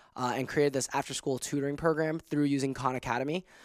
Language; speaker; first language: English; non-native, local second language; Cantonese